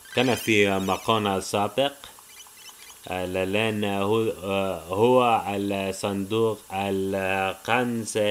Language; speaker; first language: Arabic; non-native, learner; English